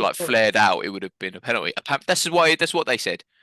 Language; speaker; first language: English; native; English